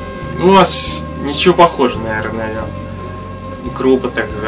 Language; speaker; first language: Russian; non-native, learner; Vietnamese